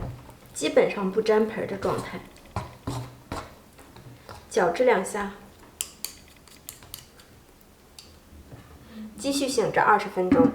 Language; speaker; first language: Chinese; native; Chinese